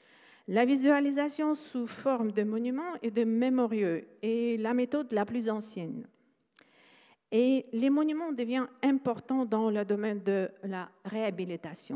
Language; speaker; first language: French; non-native, fluent; Ukrainian